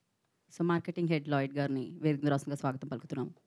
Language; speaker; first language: Telugu; native; Telugu